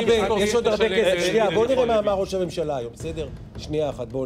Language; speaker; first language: Hebrew; native; Hebrew